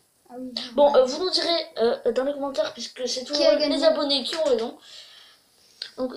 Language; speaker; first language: French; native; French